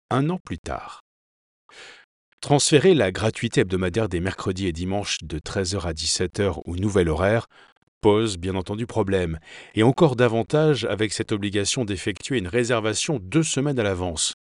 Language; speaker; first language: French; native; French